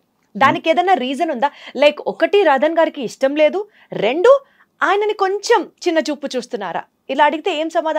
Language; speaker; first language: Telugu; native; Telugu